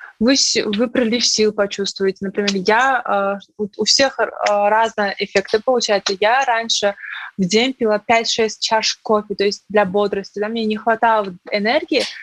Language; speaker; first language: Russian; non-native, local second language; Uzbek